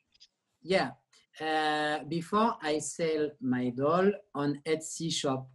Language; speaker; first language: English; non-native, learner; French